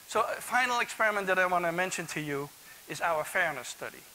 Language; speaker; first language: English; non-native, fluent; Dutch